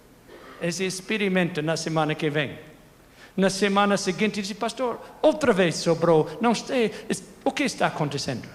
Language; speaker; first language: Portuguese; non-native, fluent; English